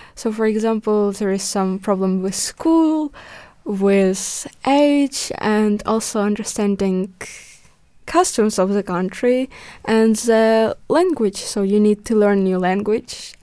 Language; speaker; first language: English; early bilingual, other home language; Ukrainian